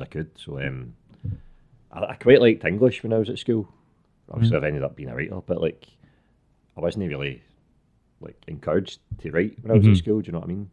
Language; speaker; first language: English; non-native, local second language; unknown